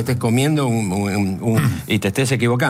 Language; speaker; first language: Spanish; native; Spanish